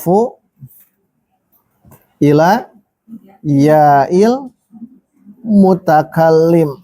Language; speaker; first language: Arabic; non-native, fluent; Indonesian